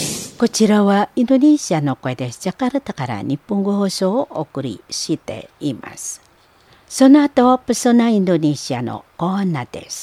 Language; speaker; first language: Japanese; non-native, fluent; Indonesian